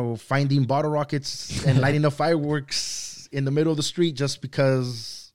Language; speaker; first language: English; early bilingual, other home language; Spanish